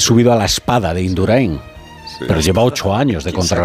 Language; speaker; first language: Spanish; native; Spanish